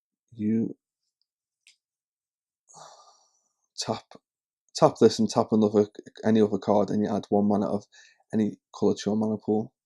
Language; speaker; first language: English; native; English